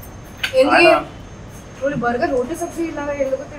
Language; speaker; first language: Telugu; non-native, learner; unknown